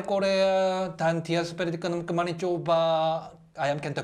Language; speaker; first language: Indonesian; non-native, learner; Korean